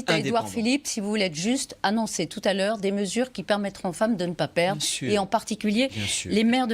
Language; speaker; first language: French; native; French